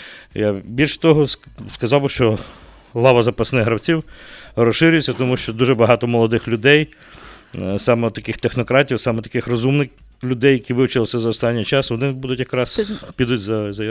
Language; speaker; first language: Ukrainian; native; Ukrainian